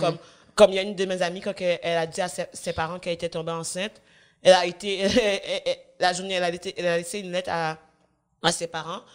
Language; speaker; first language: French; native; French